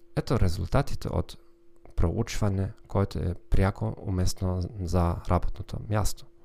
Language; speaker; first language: Bulgarian; non-native, learner; German